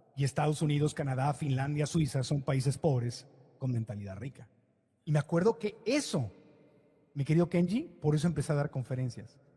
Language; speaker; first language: Spanish; native; Spanish